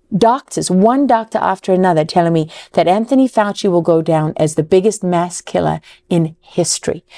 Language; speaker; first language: English; native; English